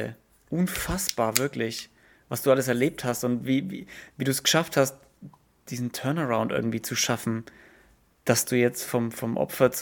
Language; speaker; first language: German; native; German